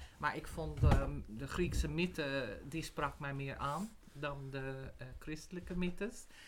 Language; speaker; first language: Dutch; non-native, fluent; English